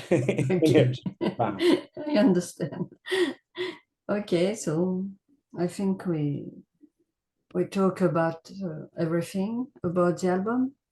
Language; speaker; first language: English; non-native, learner; French